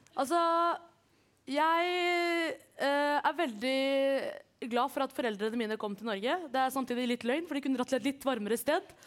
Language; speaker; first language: Norwegian; early bilingual, other home language; Kurdish